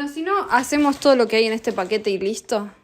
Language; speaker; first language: Spanish; native; Spanish